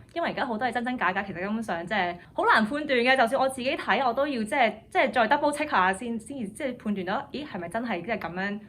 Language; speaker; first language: Cantonese; early bilingual, heritage; Cantonese